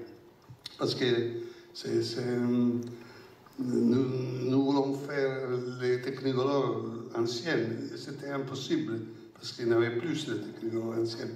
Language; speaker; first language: French; non-native, fluent; Italian